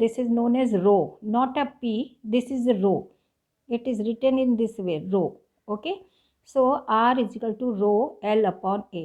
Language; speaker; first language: English; non-native, local second language; Hindi